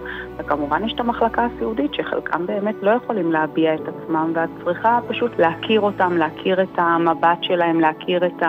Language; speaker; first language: Hebrew; native; Hebrew